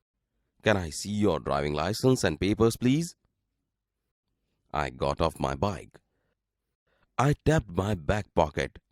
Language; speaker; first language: English; non-native, local second language; Gujarati